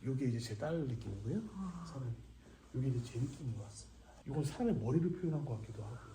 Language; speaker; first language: Korean; native; Korean